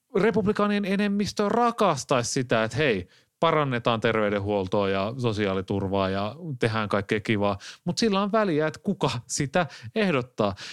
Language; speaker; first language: Finnish; native; Finnish